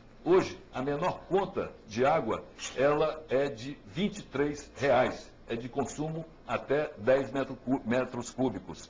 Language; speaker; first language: Portuguese; native; Portuguese